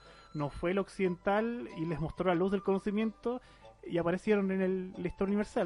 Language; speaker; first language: Spanish; native; Spanish